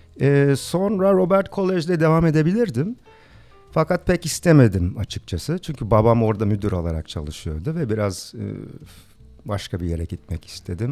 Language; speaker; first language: Turkish; early bilingual, other home language; English